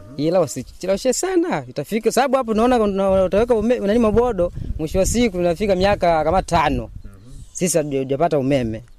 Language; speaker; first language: Swahili; non-native, local second language; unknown